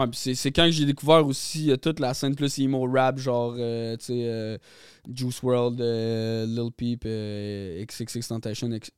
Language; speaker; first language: French; native; French